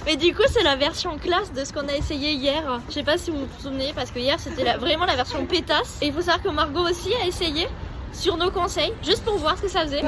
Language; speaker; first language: French; native; French